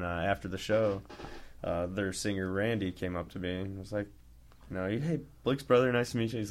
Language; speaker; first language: English; native; English